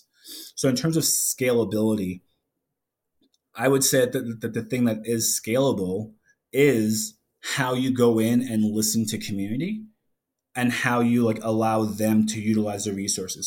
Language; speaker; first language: English; native; English